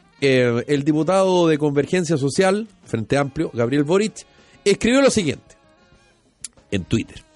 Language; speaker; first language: Spanish; native; Spanish